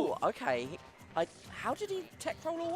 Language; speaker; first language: English; native; English